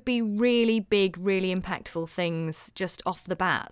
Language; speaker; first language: English; native; English